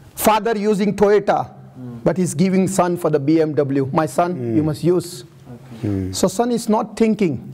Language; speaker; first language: English; non-native, local second language; Gujarati